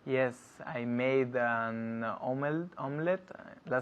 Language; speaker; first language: English; non-native, learner; Spanish